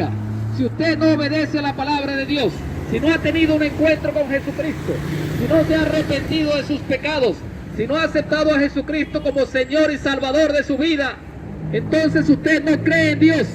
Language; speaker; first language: Spanish; native; Spanish